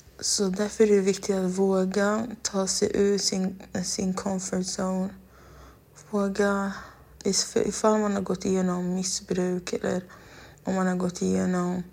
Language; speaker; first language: Swedish; non-native, local second language; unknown